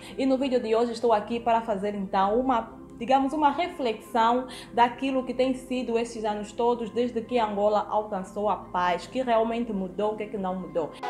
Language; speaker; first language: Portuguese; native; Portuguese